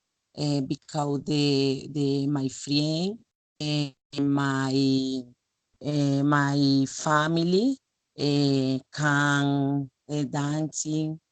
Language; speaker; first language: English; non-native, learner; Spanish